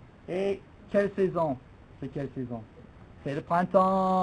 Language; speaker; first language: French; non-native, fluent; English